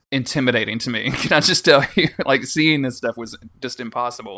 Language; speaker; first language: English; native; English